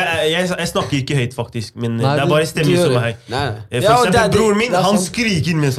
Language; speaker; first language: Norwegian; non-native, fluent; Arabic